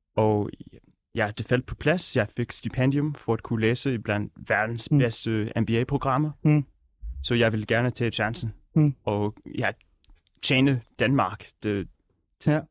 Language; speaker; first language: Danish; native; Danish